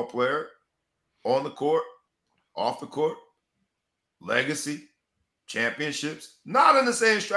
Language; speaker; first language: English; native; English